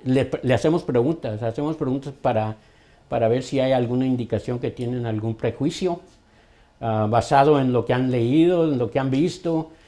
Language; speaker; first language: Spanish; early bilingual, other home language; English